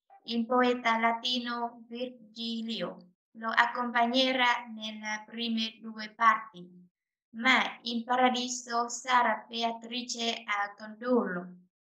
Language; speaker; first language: Italian; non-native, fluent; Vietnamese